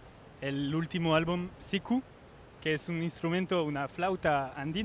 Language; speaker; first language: Spanish; non-native, fluent; French